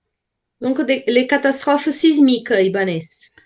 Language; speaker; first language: French; non-native, fluent; Portuguese